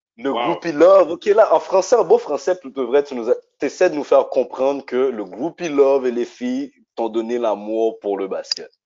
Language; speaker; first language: French; native; French